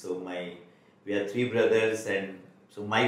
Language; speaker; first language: English; non-native, local second language; Marwari